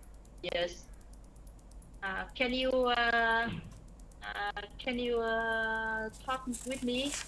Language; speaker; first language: English; non-native, learner; Vietnamese